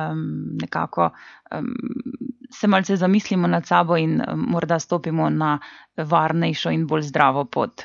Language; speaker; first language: Slovenian; native; Slovenian